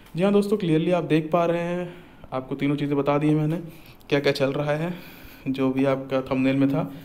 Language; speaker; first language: Hindi; native; Hindi